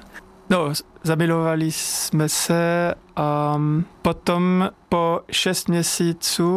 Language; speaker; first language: Czech; non-native, learner; French